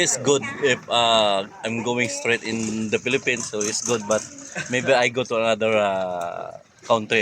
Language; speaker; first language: English; non-native, learner; Filipino